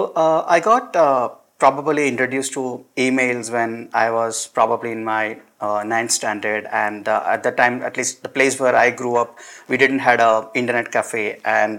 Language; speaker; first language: English; non-native, local second language; Malayalam